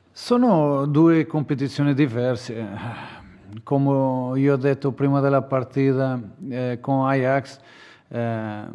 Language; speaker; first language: Italian; non-native, fluent; Portuguese